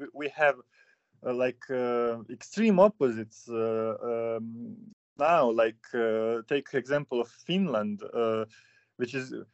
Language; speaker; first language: English; non-native, fluent; Serbian